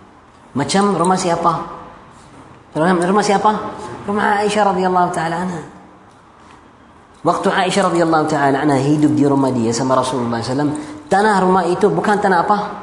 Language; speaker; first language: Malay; non-native, fluent; Arabic